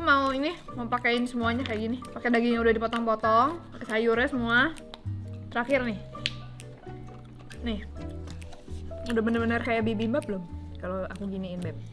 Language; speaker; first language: Indonesian; native; Indonesian